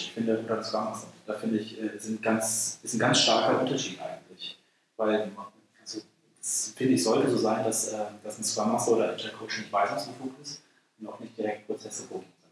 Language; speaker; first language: German; native; German